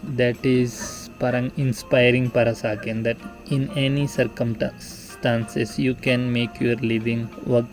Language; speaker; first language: Filipino; non-native, learner; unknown